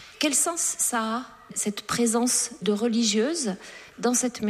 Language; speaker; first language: French; native; French